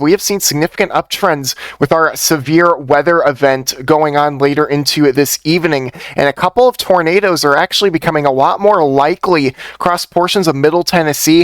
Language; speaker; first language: English; native; English